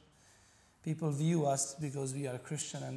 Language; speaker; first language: English; non-native, local second language; Punjabi